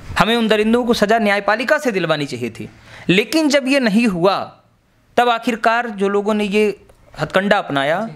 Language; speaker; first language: Hindi; native; Hindi